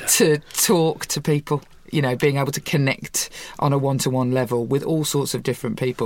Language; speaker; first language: English; native; English